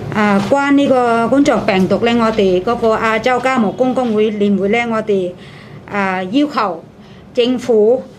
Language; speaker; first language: Cantonese; non-native, fluent; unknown